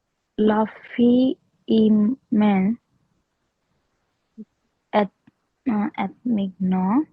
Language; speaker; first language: French; non-native, learner; Hindi